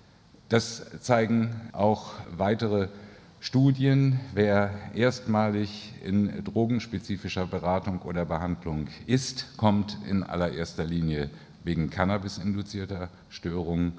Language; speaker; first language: German; native; German